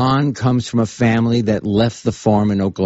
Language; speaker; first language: English; native; English